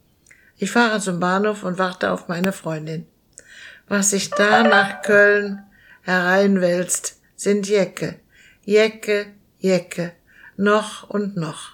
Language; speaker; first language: German; native; German